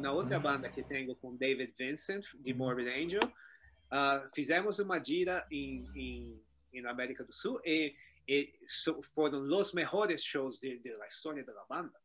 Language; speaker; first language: Spanish; non-native, learner; Portuguese